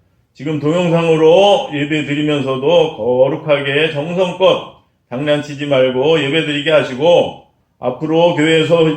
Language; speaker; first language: Korean; native; Korean